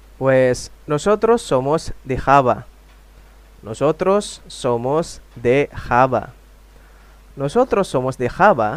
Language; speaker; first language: Spanish; non-native, fluent; Indonesian